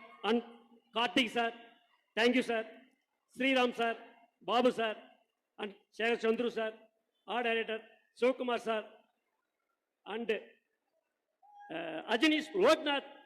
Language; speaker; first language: Kannada; non-native, learner; Telugu